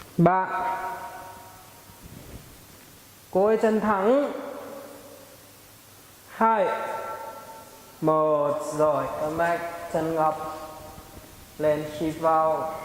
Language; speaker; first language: Vietnamese; non-native, learner; Hindi